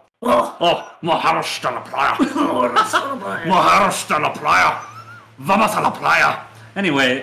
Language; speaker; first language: Spanish; non-native, learner; English